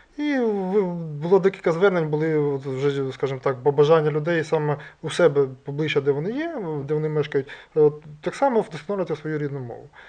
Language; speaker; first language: Ukrainian; native; Ukrainian